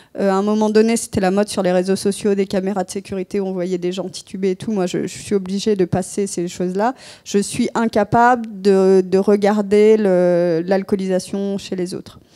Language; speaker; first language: French; native; French